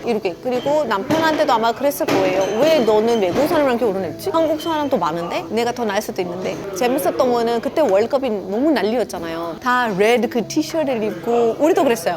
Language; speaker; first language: Korean; non-native, fluent; Hindi